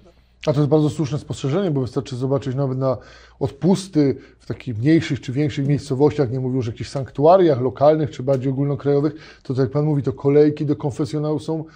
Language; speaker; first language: Polish; native; Polish